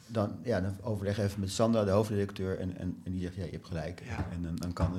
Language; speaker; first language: Dutch; native; Dutch